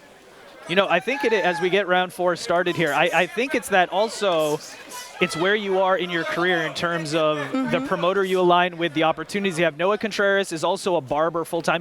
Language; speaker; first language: English; native; English